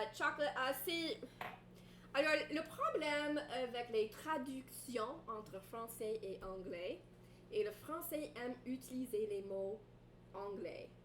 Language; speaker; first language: French; non-native, fluent; English